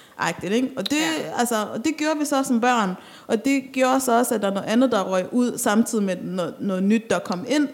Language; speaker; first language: Danish; early bilingual, other home language; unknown